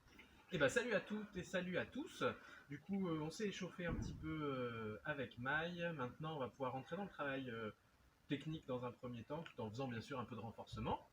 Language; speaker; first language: French; native; French